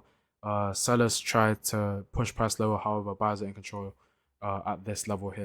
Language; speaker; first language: English; native; English